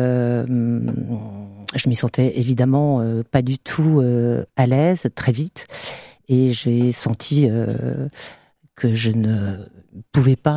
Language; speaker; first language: French; native; French